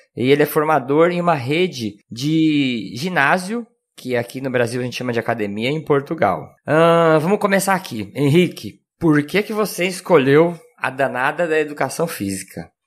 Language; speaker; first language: Portuguese; native; Portuguese